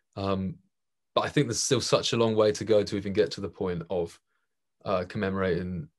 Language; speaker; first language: English; native; English